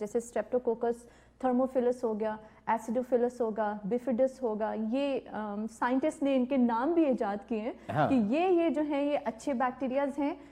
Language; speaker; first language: Urdu; native; Urdu